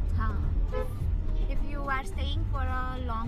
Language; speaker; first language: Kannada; native; Kannada